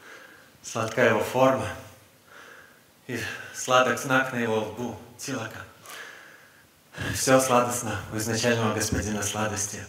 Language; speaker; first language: Russian; native; Russian